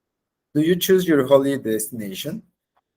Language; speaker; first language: English; non-native, learner; Spanish